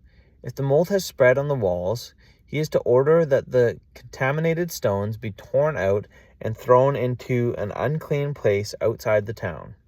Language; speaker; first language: English; native; English